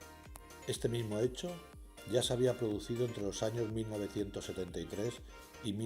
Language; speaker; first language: Spanish; native; Spanish